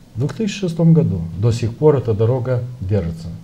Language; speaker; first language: Russian; non-native, local second language; Romanian